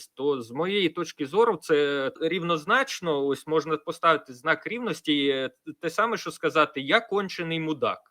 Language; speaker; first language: Ukrainian; non-native, local second language; Russian